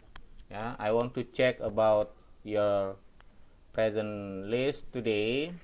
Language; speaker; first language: English; non-native, learner; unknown